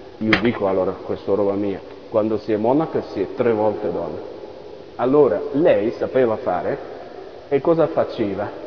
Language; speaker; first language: Italian; non-native, fluent; French